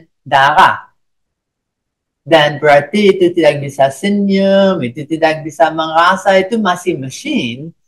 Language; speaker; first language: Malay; non-native, fluent; English